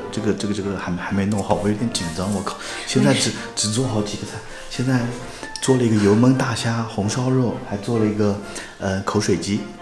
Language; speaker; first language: Chinese; native; Chinese